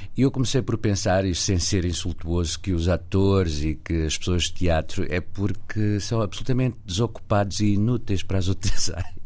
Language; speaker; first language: Portuguese; native; Portuguese